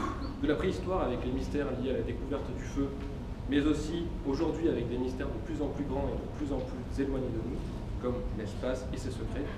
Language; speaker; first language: French; native; French